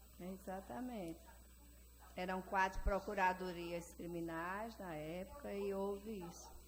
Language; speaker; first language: Portuguese; native; Portuguese